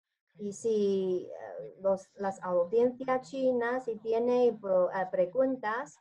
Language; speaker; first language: Spanish; non-native, learner; Chinese